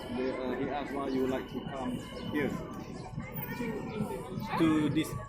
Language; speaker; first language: English; non-native, learner; Indonesian